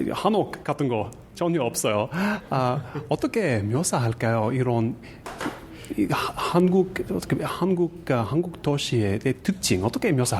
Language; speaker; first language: Korean; non-native, learner; English